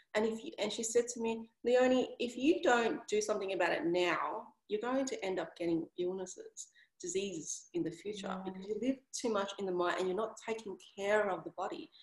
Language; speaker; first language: English; native; English